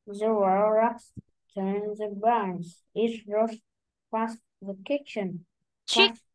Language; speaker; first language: English; non-native, learner; Vietnamese